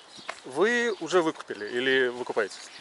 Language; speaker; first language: Russian; native; Russian